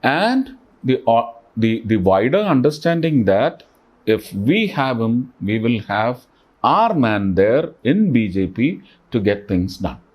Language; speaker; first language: English; non-native, local second language; Malayalam